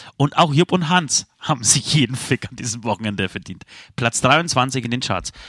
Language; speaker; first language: German; early bilingual, other home language; Polish